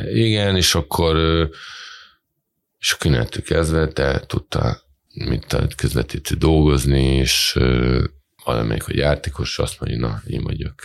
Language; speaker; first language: Hungarian; non-native, fluent; Serbian